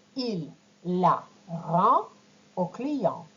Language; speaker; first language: French; non-native, fluent; Ukrainian